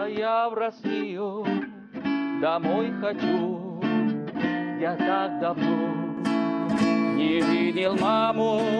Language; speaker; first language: Russian; non-native, fluent; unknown